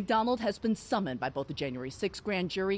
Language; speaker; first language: English; native; English